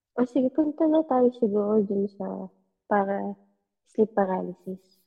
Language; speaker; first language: Filipino; native; Filipino